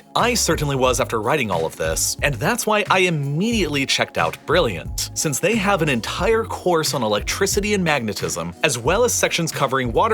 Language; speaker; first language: English; native; English